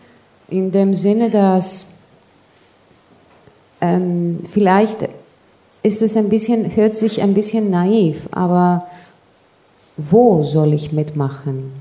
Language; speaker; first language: German; non-native, fluent; Greek